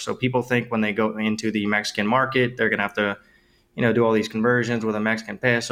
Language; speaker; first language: English; native; English